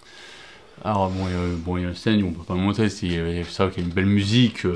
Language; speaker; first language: French; native; French